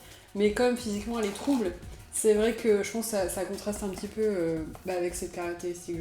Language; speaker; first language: French; native; French